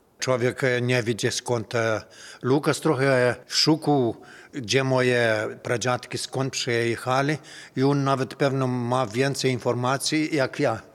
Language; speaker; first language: Polish; early bilingual, heritage; Polish